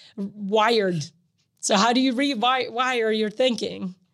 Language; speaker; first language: English; non-native, fluent; Serbian